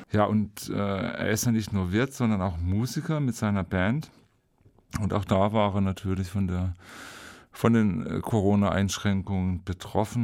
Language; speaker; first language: German; native; German